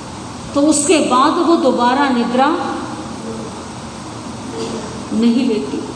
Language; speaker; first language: Hindi; native; Hindi